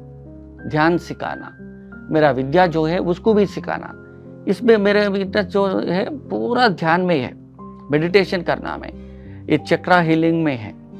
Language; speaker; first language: Hindi; non-native, local second language; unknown